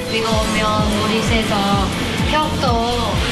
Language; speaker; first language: Korean; non-native, learner; Vietnamese